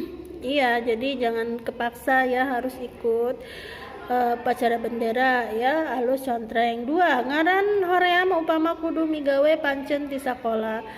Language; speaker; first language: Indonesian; non-native, local second language; Sundanese